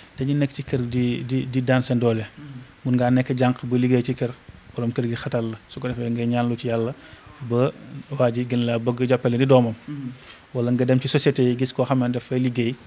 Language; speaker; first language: Wolof; non-native, local second language; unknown